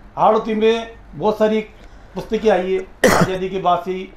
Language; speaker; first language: Hindi; native; Hindi